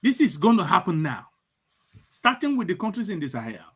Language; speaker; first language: English; non-native, local second language; Yoruba